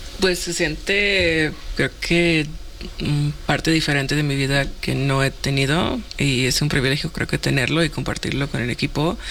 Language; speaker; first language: Spanish; early bilingual, heritage; Spanish